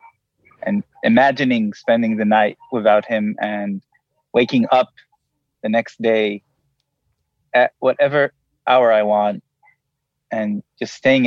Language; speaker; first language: English; non-native, fluent; Hebrew